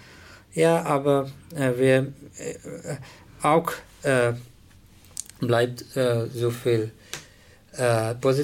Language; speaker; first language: German; non-native, learner; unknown